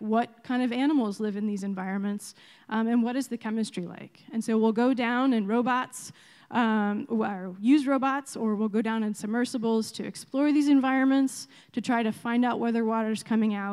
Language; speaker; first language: English; native; English